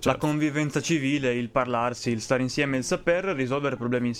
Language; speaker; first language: Italian; native; Italian